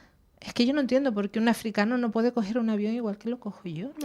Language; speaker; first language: Spanish; native; Spanish